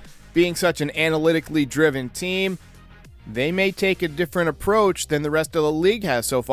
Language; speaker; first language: English; native; English